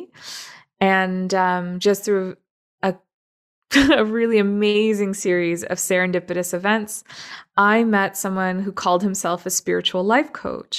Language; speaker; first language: English; native; English